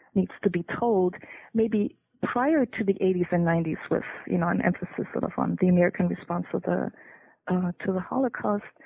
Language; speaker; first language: English; non-native, fluent; German